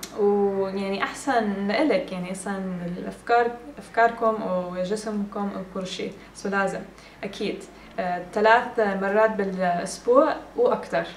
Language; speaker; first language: Arabic; early bilingual, heritage; English